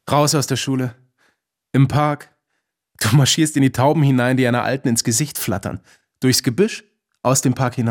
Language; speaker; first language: German; native; German